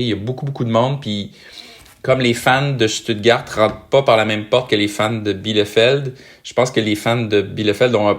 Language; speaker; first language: French; native; French